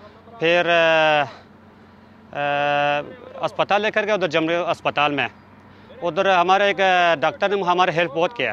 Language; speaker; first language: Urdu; non-native, learner; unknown